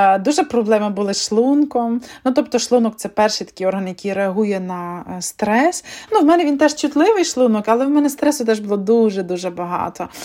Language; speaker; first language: Ukrainian; native; Ukrainian